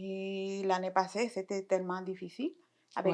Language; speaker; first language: French; non-native, fluent; Spanish